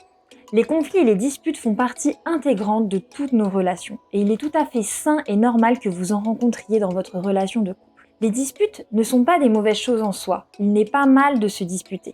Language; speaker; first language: French; native; French